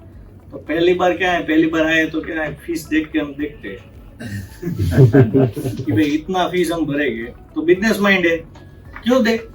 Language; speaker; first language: Hindi; non-native, local second language; Marathi